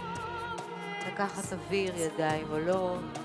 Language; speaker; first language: Hebrew; native; Hebrew